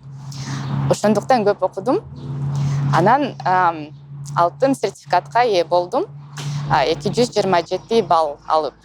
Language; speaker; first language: Kyrgyz; non-native, local second language; Russian